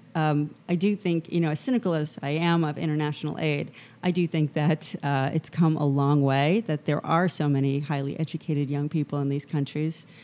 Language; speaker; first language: English; native; English